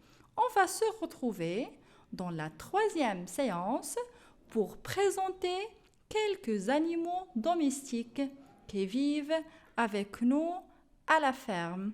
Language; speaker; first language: French; non-native, local second language; Arabic